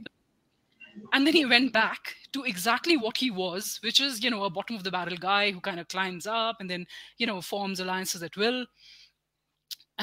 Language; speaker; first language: English; non-native, local second language; Hindi